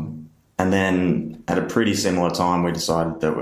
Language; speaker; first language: English; native; English